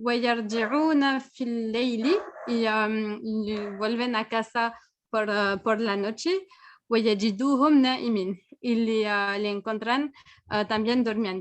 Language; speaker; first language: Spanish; non-native, fluent; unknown